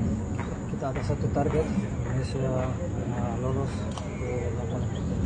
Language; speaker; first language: Indonesian; non-native, fluent; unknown